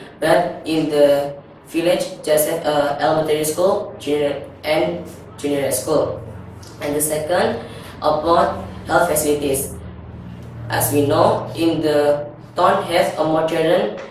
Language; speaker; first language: English; non-native, learner; Indonesian